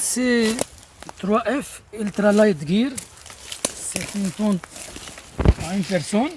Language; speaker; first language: French; non-native, learner; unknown